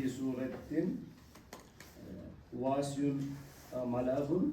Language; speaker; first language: Arabic; non-native, learner; Urdu